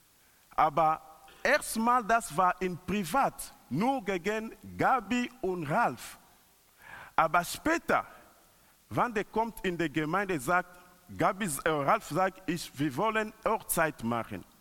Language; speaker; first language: German; non-native, learner; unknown